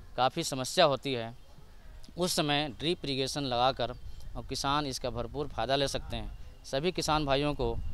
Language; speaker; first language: Hindi; native; Hindi